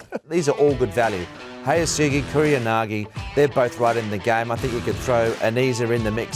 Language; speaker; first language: English; native; English